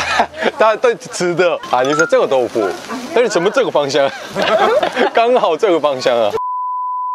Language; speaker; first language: Chinese; non-native, fluent; Korean